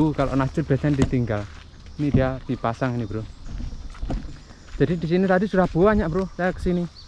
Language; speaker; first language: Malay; non-native, local second language; Javanese